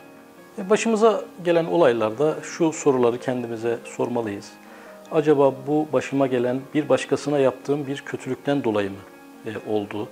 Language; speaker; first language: Turkish; native; Turkish